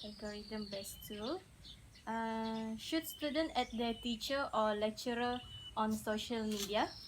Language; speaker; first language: English; non-native, learner; Malay